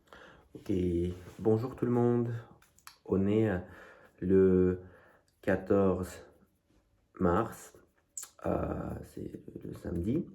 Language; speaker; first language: French; non-native, fluent; Russian